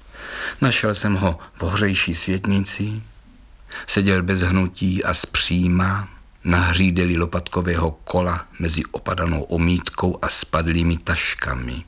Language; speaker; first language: Czech; native; Czech